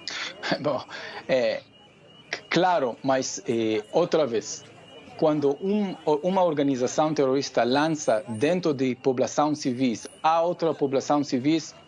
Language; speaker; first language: Portuguese; non-native, fluent; Hebrew